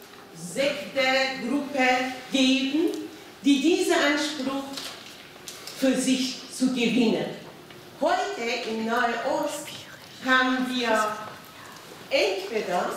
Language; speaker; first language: German; non-native, fluent; Persian